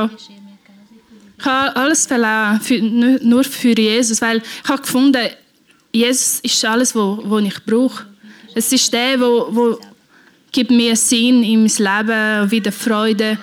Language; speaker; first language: German; non-native, learner; Portuguese